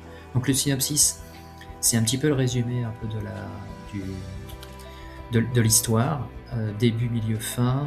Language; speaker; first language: French; native; French